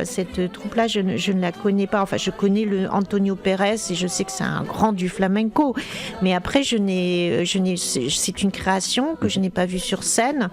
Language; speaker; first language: French; native; French